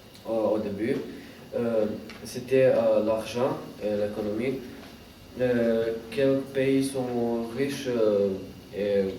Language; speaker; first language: French; non-native, learner; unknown